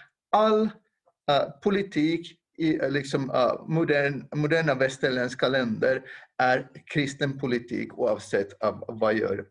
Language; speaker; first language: Swedish; non-native, local second language; Finnish